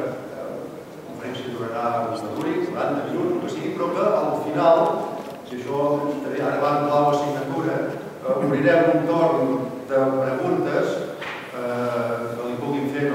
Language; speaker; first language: Catalan; native; Catalan